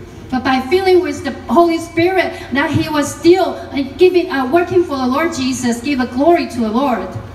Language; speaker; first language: English; non-native, fluent; Chinese